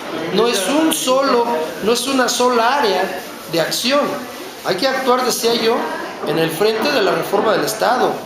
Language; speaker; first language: Spanish; native; Spanish